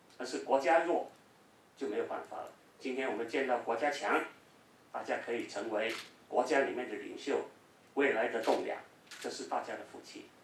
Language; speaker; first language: Chinese; early bilingual, heritage; Cantonese